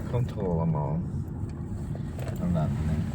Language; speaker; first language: Dutch; native; Dutch